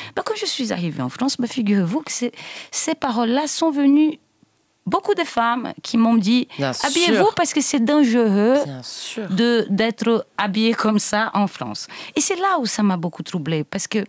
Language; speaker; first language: French; non-native, fluent; Portuguese